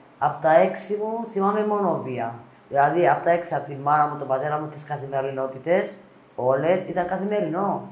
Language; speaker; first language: Greek; native; Greek